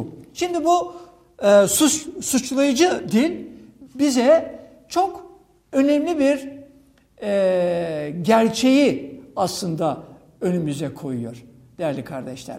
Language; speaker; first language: Turkish; native; Turkish